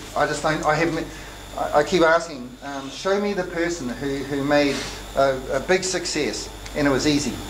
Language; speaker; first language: English; native; English